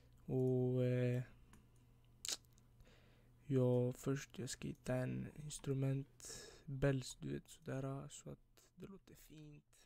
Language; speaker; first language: Swedish; early bilingual, other home language; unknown